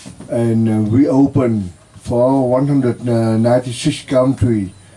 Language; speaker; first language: English; non-native, learner; Vietnamese